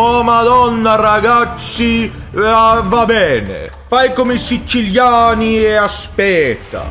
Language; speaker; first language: Italian; non-native, learner; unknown